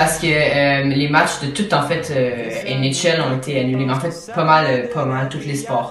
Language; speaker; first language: French; native; French